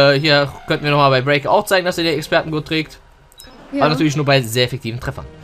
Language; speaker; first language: German; native; German